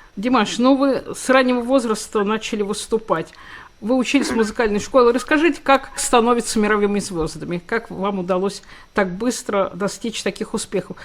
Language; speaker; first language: Russian; native; Russian